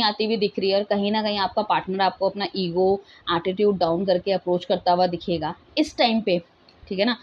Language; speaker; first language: Hindi; native; Hindi